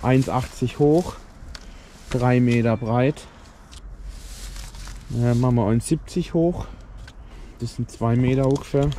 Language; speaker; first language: German; native; German